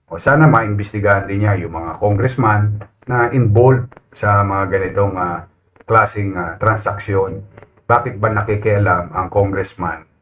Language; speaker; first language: Filipino; native; Filipino